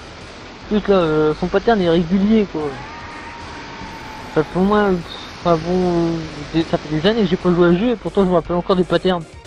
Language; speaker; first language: French; native; French